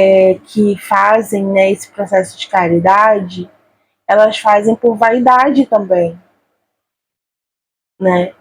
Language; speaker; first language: Portuguese; native; Portuguese